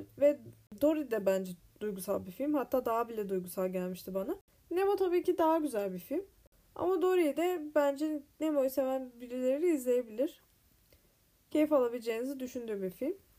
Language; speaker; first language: Turkish; native; Turkish